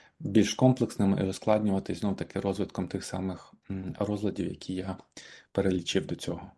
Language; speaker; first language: Ukrainian; native; Ukrainian